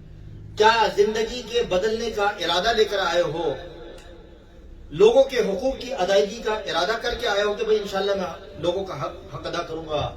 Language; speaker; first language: Urdu; native; Urdu